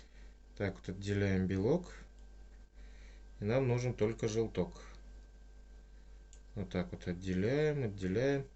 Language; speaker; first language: Russian; native; Russian